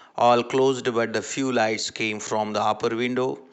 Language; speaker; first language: English; non-native, local second language; Marathi